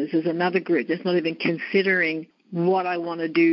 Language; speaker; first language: English; native; English